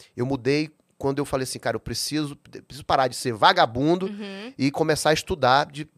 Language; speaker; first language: Portuguese; native; Portuguese